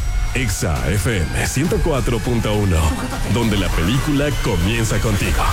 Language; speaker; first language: Spanish; native; Spanish